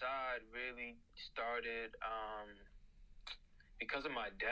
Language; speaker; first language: English; native; English